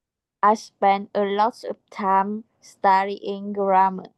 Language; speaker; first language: English; non-native, learner; Vietnamese